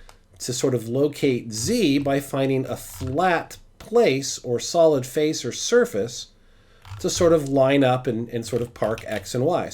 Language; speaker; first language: English; native; English